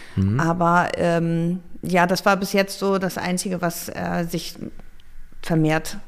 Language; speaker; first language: German; native; German